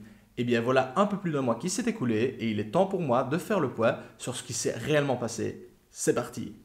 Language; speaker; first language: French; native; French